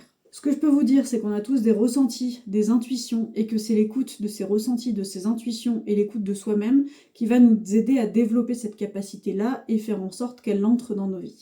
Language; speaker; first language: French; native; French